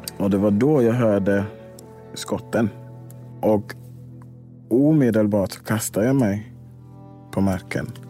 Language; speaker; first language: Swedish; non-native, fluent; English